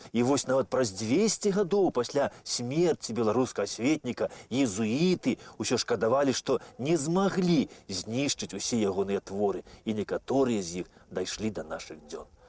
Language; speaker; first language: Belarusian; native; Belarusian